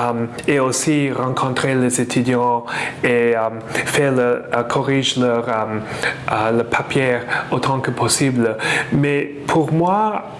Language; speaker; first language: French; non-native, fluent; English